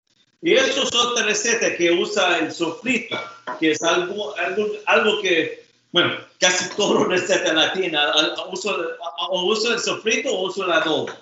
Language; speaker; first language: Spanish; early bilingual, heritage; Spanish